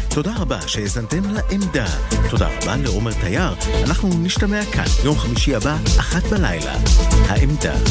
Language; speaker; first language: Hebrew; native; Hebrew